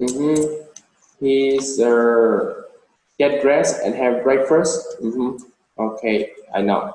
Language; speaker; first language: English; non-native, learner; Vietnamese